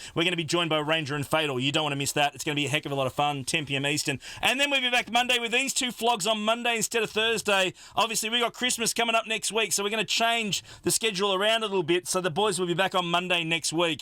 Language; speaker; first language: English; native; English